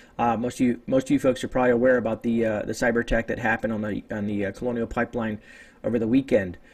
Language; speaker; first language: English; native; English